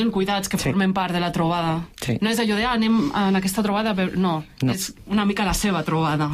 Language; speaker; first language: Catalan; native; Catalan